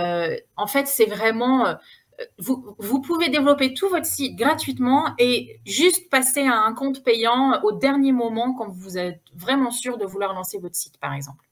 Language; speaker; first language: French; native; French